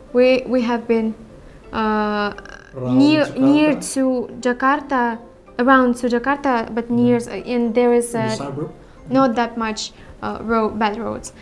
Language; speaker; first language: English; non-native, learner; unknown